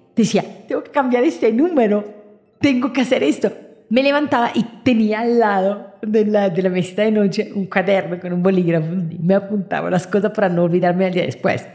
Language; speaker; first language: Spanish; non-native, fluent; Italian